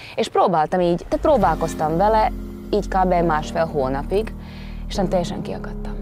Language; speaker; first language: Hungarian; non-native, fluent; Latvian